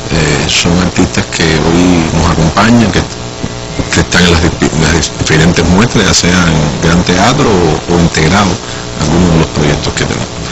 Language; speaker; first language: Spanish; native; Spanish